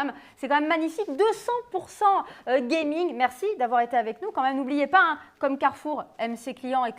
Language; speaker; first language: French; native; French